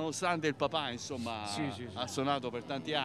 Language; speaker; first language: Italian; native; Italian